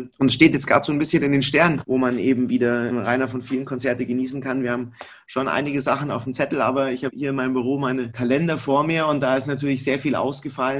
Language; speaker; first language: German; native; German